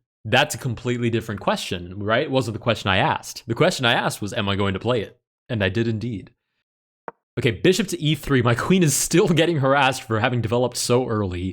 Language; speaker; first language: English; native; English